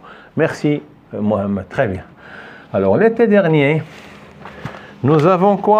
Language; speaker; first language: French; non-native, fluent; Arabic